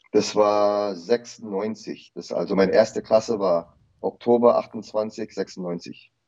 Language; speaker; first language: German; early bilingual, heritage; German